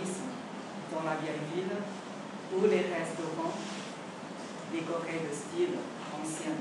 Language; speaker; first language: French; non-native, learner; Vietnamese